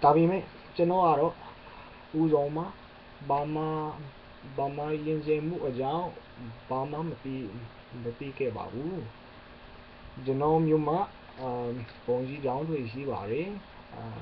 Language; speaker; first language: Burmese; non-native, learner; English